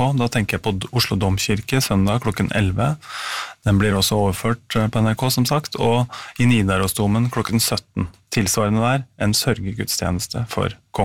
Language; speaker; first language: Norwegian; native; Norwegian